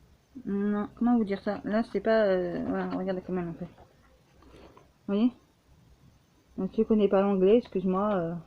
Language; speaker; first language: French; native; French